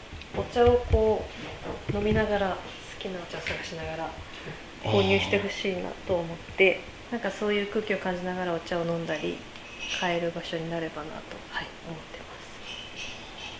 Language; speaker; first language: Japanese; native; Japanese